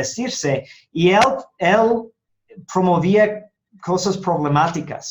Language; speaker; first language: Spanish; non-native, fluent; English